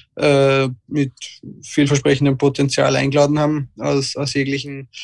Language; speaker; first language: German; native; German